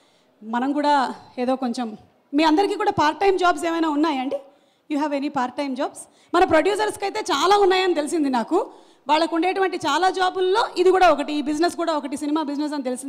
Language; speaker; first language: Telugu; native; Telugu